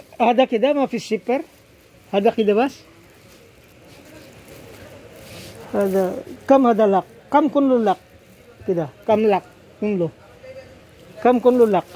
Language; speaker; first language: Arabic; non-native, learner; Filipino